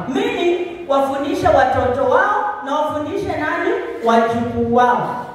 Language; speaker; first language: Swahili; non-native, local second language; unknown